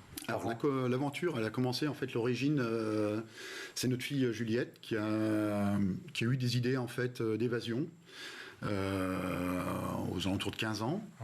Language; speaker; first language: French; native; French